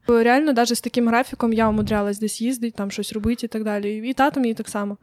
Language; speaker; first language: Ukrainian; native; Ukrainian